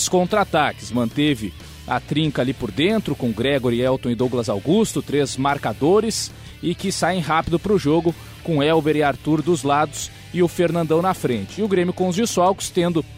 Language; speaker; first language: Portuguese; native; Portuguese